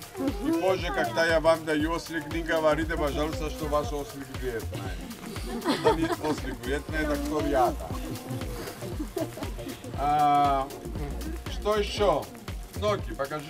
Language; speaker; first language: Russian; non-native, learner; Greek